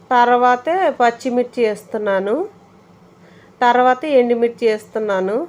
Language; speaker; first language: Telugu; native; Telugu